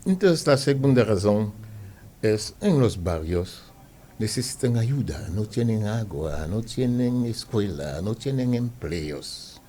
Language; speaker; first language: Spanish; non-native, fluent; Haitian Creole